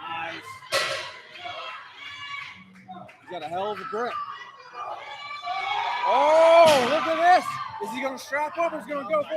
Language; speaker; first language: English; native; English